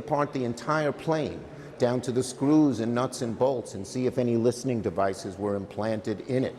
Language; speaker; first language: English; native; English